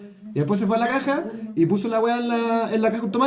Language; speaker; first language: Spanish; native; Spanish